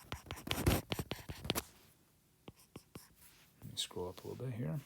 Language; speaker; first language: English; native; English